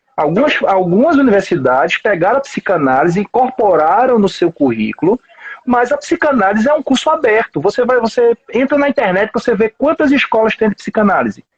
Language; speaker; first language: Portuguese; native; Portuguese